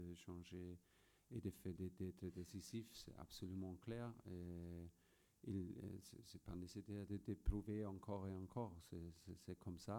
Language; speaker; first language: French; non-native, fluent; German